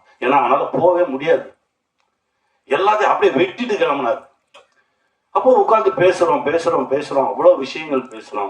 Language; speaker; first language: Tamil; native; Tamil